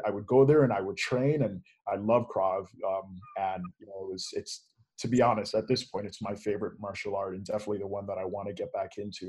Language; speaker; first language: English; native; English